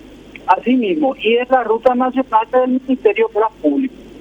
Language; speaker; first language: Spanish; native; Spanish